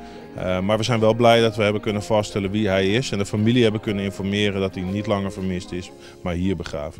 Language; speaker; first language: Dutch; native; Dutch